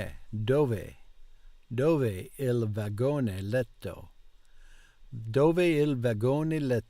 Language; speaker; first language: Italian; non-native, learner; English